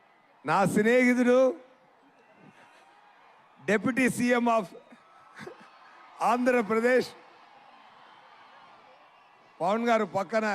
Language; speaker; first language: Telugu; non-native, local second language; Tamil